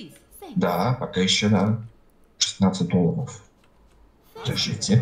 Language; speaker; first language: Russian; native; Russian